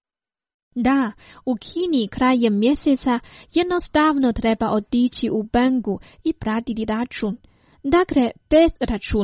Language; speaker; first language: Croatian; non-native, fluent; Chinese